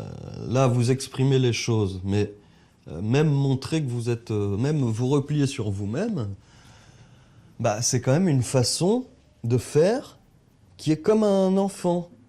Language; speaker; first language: French; native; French